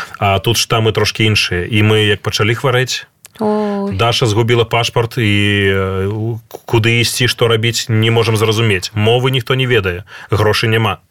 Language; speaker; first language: Belarusian; native; Belarusian